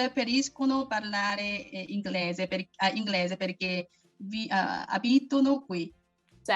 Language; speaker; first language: Italian; non-native, learner; Korean